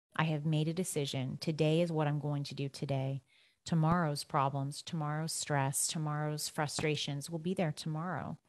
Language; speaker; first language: English; native; English